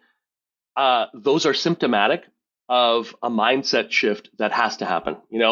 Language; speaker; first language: English; native; English